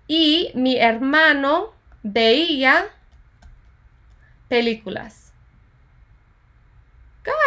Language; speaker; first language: Spanish; non-native, fluent; English